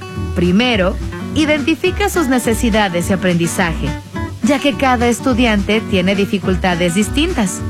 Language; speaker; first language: Spanish; native; Spanish